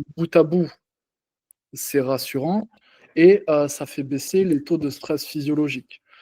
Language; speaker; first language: French; native; French